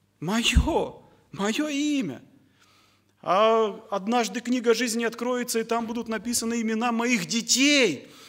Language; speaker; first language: Russian; native; Russian